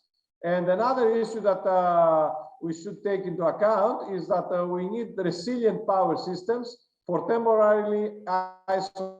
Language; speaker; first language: English; non-native, fluent; Greek